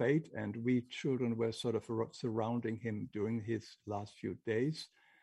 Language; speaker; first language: English; non-native, fluent; German